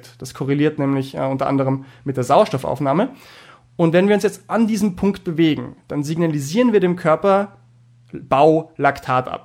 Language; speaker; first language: German; native; German